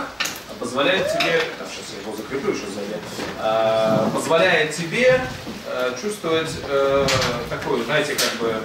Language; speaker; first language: Russian; native; Russian